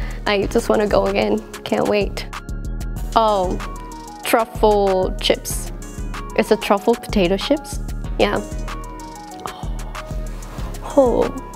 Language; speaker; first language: English; non-native, fluent; Thai